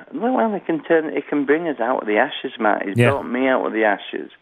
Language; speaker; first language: English; native; English